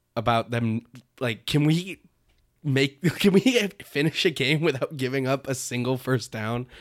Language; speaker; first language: English; native; English